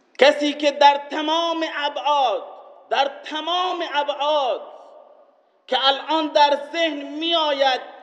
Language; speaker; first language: Persian; non-native, local second language; Baluchi